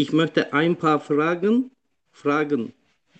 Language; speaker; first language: German; non-native, learner; Turkish